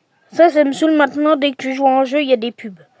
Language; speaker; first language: French; native; French